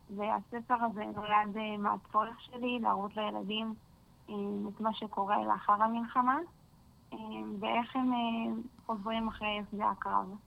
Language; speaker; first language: Hebrew; native; Hebrew